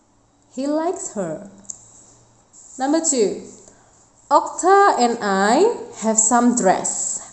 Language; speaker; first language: English; non-native, fluent; Indonesian